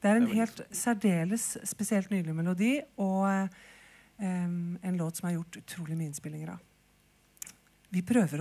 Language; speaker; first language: Norwegian; native; Norwegian